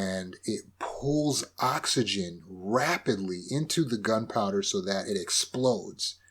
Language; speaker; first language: English; native; English